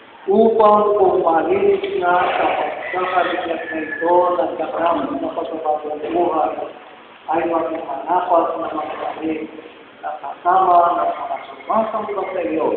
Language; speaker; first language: Filipino; native; Filipino